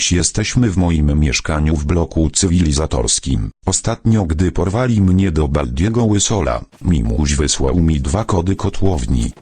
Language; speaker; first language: Polish; native; Polish